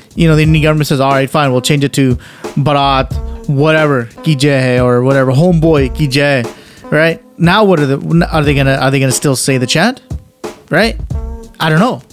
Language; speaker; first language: English; native; English